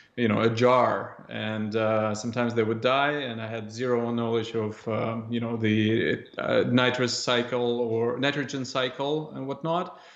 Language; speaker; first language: English; non-native, fluent; Russian